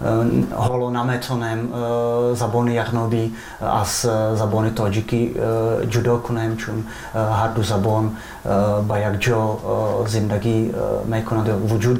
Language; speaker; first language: Persian; non-native, fluent; Czech